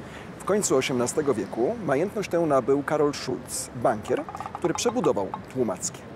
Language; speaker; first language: Polish; native; Polish